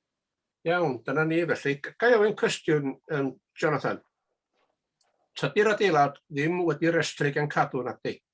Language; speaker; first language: Welsh; native; Welsh